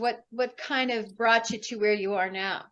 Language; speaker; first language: English; native; English